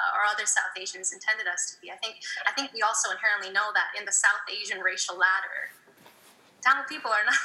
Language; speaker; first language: English; native; English